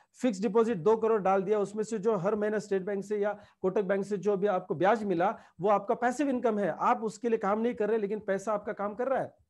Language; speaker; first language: Hindi; non-native, local second language; Marathi